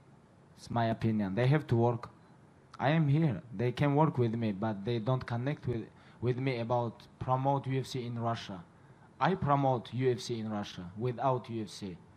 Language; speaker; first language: English; non-native, fluent; Russian